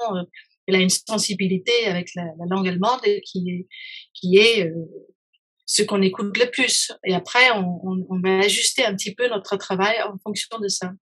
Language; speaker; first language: French; non-native, fluent; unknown